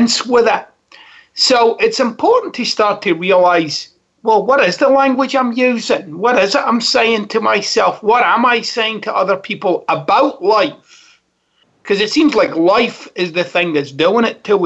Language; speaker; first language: English; native; English